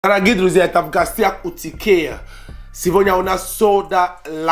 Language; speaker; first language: Russian; non-native, learner; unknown